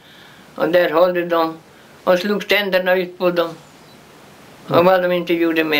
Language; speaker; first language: Swedish; early bilingual, heritage; Swedish